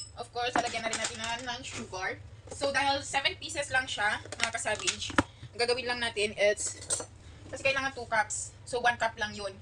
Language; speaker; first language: Filipino; non-native, local second language; Iloko